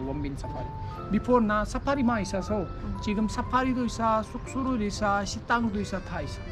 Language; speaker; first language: Korean; non-native, learner; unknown